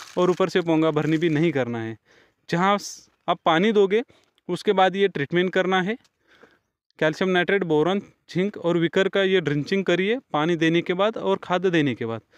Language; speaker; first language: Hindi; non-native, local second language; Marathi